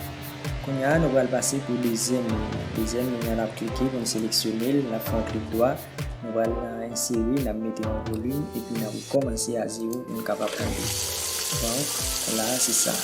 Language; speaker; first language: French; non-native, learner; Haitian Creole